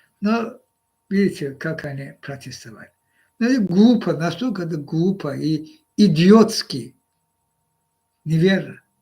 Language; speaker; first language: Russian; non-native, local second language; Azerbaijani